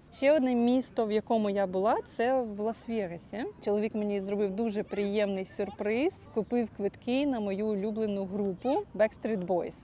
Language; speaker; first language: Ukrainian; non-native, local second language; Russian